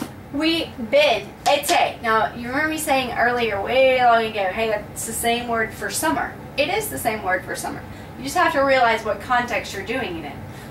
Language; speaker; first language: English; native; English